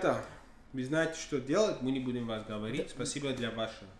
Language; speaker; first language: Russian; non-native, learner; English